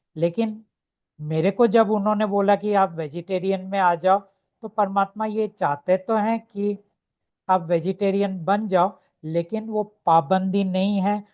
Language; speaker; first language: Hindi; non-native, local second language; Bangla